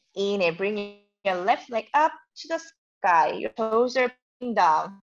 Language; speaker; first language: English; non-native, fluent; Korean